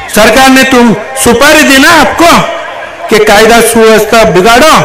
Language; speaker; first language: Hindi; non-native, local second language; Marathi